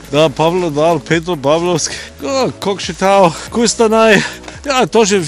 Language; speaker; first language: Russian; non-native, learner; German